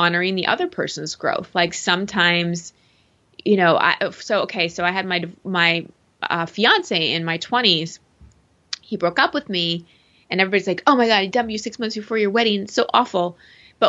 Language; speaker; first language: English; native; English